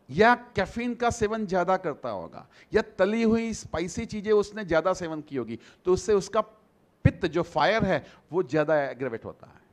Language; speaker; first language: Hindi; non-native, local second language; Gujarati